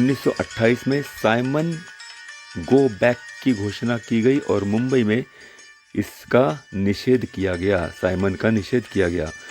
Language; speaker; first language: Hindi; non-native, local second language; Marathi